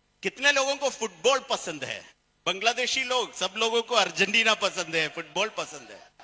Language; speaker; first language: Hindi; non-native, fluent; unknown